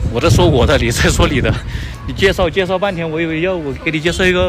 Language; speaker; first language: Chinese; native; Chinese